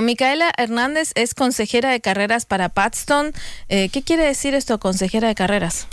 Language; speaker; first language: Spanish; native; Spanish